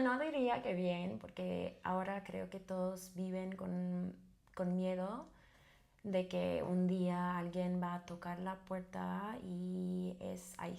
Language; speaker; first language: Spanish; non-native, fluent; English